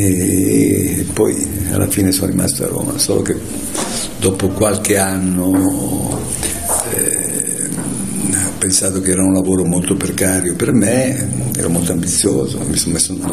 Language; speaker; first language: Italian; native; Italian